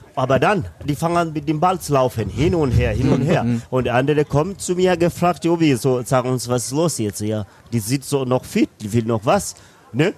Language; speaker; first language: German; non-native, learner; Swahili